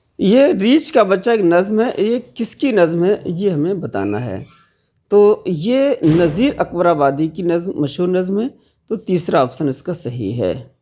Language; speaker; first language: Urdu; native; Urdu